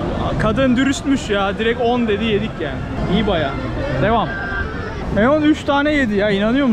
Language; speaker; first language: Turkish; native; Turkish